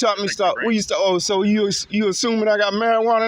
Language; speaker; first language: English; native; English